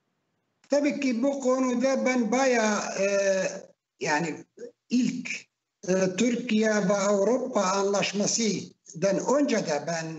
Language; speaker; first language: Turkish; non-native, fluent; Arabic